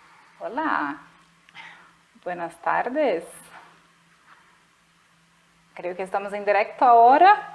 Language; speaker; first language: Spanish; non-native, fluent; Portuguese